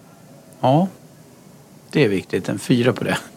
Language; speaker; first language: Swedish; native; Swedish